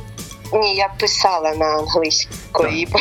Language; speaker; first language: Ukrainian; non-native, local second language; Russian